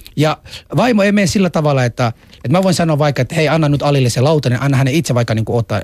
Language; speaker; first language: Finnish; non-native, fluent; Arabic